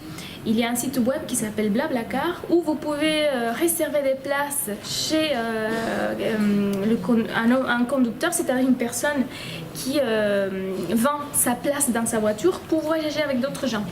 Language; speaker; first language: French; non-native, fluent; Spanish